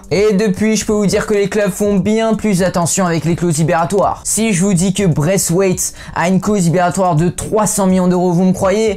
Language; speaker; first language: French; native; French